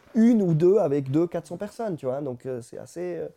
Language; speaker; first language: French; non-native, fluent; Spanish